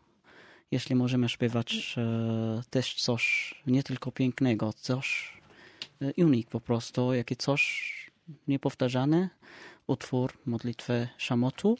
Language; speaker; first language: Polish; non-native, learner; Arabic